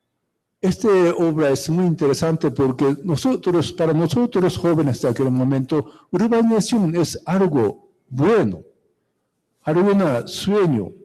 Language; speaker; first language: Spanish; non-native, fluent; Japanese